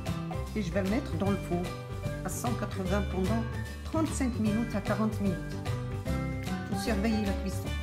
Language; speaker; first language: French; non-native, local second language; Arabic